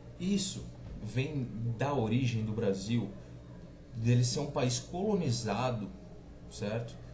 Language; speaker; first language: Portuguese; native; Portuguese